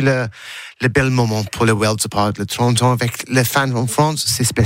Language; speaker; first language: French; non-native, learner; English